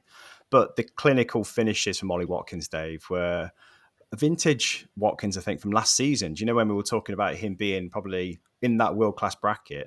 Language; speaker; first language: English; native; English